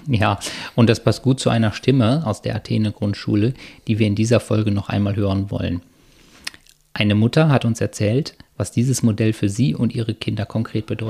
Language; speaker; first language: German; native; German